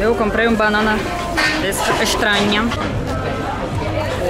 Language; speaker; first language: Portuguese; non-native, fluent; Russian